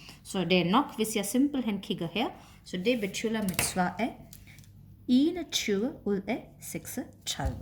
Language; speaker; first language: Danish; non-native, fluent; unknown